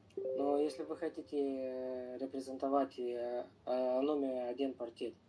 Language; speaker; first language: Russian; non-native, local second language; Romanian